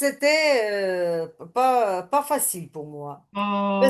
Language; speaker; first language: French; non-native, learner; Ukrainian